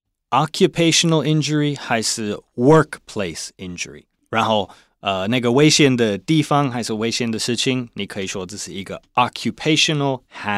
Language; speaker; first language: Chinese; non-native, learner; English